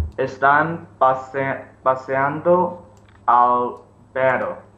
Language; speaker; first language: Spanish; non-native, learner; English